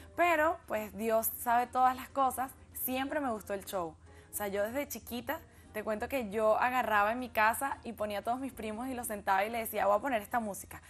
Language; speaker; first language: Spanish; native; Spanish